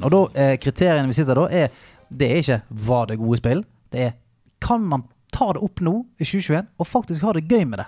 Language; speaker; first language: Norwegian; native; Norwegian